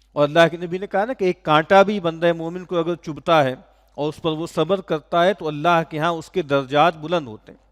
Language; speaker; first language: Urdu; non-native, local second language; Punjabi